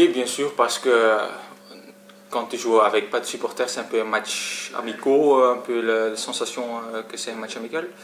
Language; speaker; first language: French; non-native, fluent; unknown